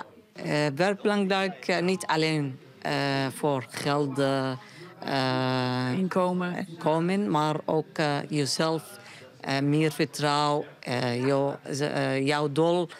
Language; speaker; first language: Dutch; non-native, learner; Arabic